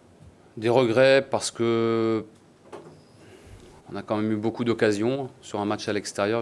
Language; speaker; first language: French; native; French